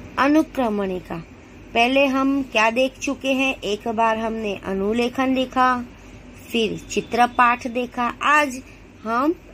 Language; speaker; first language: Hindi; non-native, local second language; Gujarati